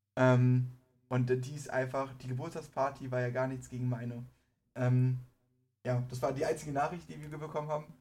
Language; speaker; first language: German; early bilingual, other home language; Persian